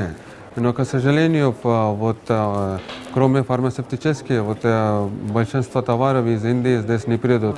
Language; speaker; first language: Russian; non-native, fluent; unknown